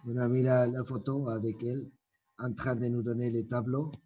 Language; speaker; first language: French; non-native, fluent; Spanish